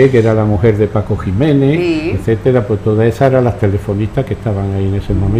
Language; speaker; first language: Spanish; native; Spanish